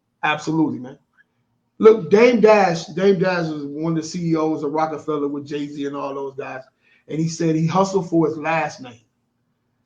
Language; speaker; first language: English; native; English